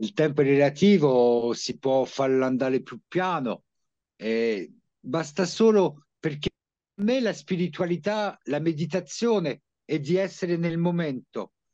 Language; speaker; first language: Italian; early bilingual, heritage; French